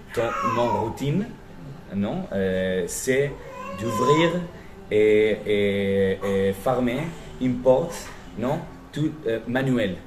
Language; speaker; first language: French; non-native, fluent; Spanish